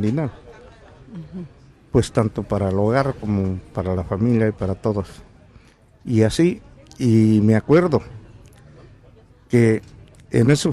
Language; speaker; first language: Spanish; native; Spanish